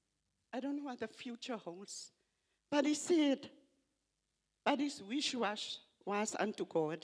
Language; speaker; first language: English; non-native, local second language; Afrikaans